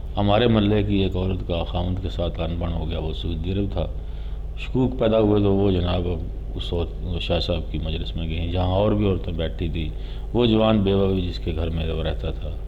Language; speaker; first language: Urdu; non-native, local second language; Punjabi